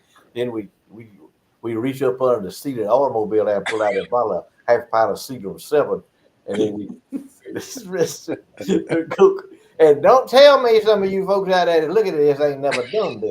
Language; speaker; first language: English; native; English